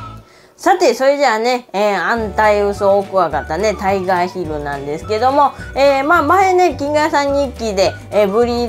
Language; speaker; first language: Japanese; native; Japanese